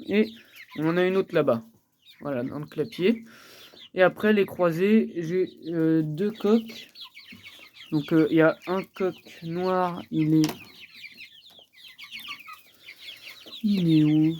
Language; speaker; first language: French; native; French